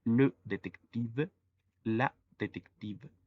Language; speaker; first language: French; non-native, fluent; Spanish